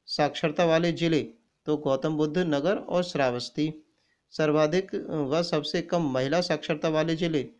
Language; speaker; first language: Hindi; native; Hindi